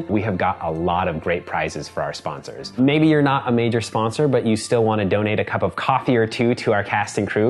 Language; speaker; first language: English; native; English